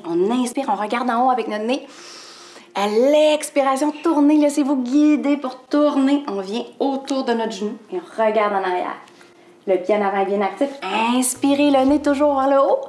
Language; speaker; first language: French; native; French